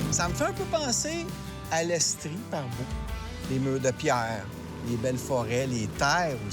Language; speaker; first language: French; native; French